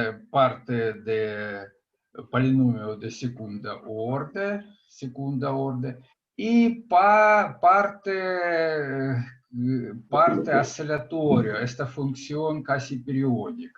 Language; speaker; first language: Spanish; non-native, fluent; Russian